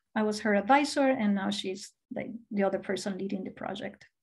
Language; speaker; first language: English; non-native, fluent; Spanish